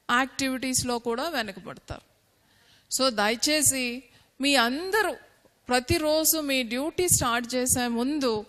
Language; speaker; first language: Telugu; native; Telugu